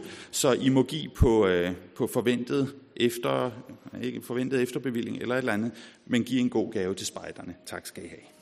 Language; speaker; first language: Danish; native; Danish